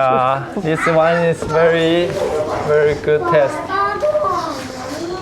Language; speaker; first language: English; non-native, learner; Chinese